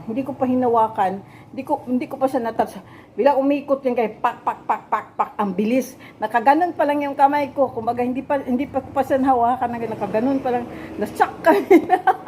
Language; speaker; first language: Filipino; non-native, local second language; Cebuano